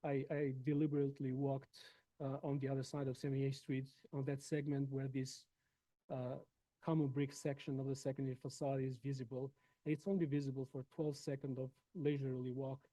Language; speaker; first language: English; non-native, fluent; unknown